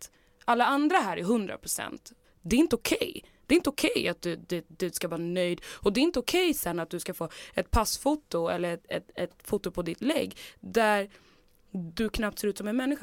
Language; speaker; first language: Swedish; native; Swedish